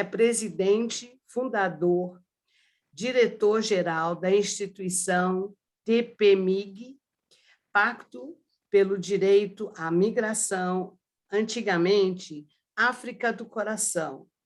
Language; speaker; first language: Portuguese; early bilingual, other home language; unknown